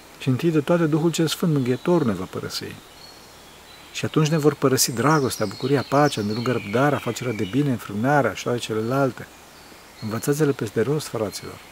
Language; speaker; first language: Romanian; early bilingual, heritage; Romanian